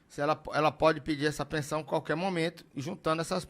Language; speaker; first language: Portuguese; native; Portuguese